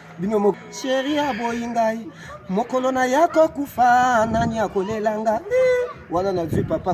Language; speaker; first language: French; non-native, local second language; Lingala